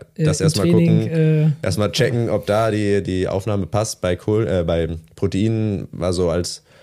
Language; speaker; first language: German; native; German